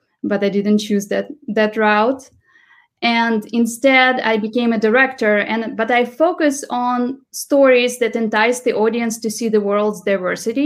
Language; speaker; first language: English; non-native, fluent; Russian